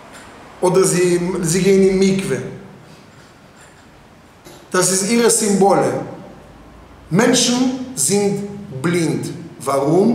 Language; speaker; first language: German; non-native, fluent; Hebrew